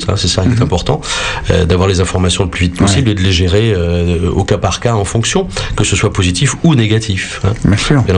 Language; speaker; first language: French; native; French